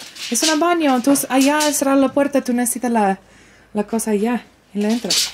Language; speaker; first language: Spanish; non-native, learner; English